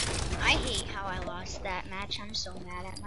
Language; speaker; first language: English; native; English